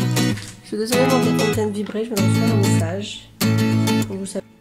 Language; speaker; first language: French; native; French